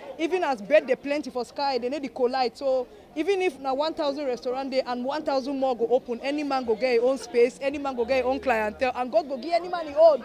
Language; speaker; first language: Nigerian Pidgin; native; Nigerian Pidgin